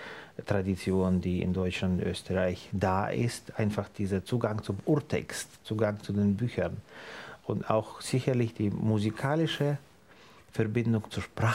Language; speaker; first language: German; non-native, fluent; Ukrainian